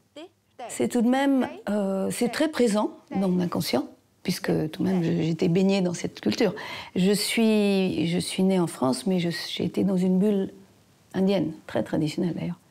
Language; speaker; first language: French; early bilingual, other home language; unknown